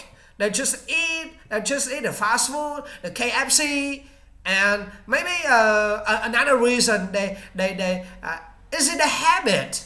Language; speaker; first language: English; non-native, learner; Vietnamese